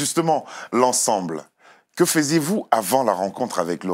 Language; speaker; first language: French; native; French